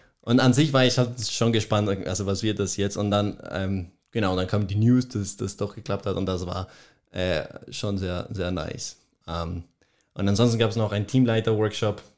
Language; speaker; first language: German; non-native, fluent; Spanish